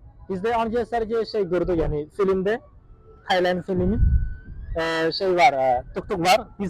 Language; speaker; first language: Turkish; non-native, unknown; Khmer